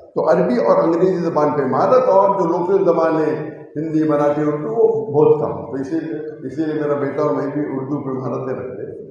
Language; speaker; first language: Urdu; non-native, local second language; Konkani